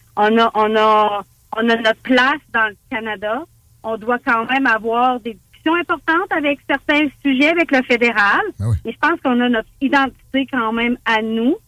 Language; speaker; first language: French; native; French